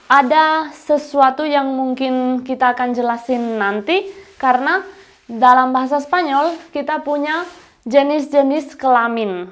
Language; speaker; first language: Indonesian; non-native, fluent; Spanish